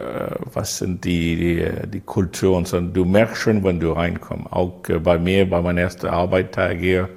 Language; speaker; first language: German; non-native, learner; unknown